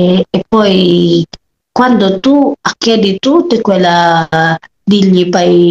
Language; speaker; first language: Italian; non-native, learner; Filipino